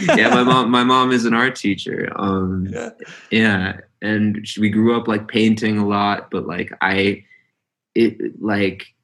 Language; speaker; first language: English; early bilingual, other home language; Hindi